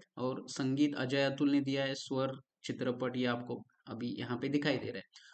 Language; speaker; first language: Hindi; non-native, local second language; Marathi